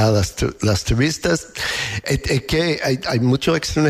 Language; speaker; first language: Spanish; non-native, learner; English